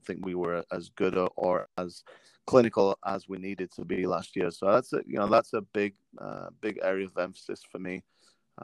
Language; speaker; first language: English; native; English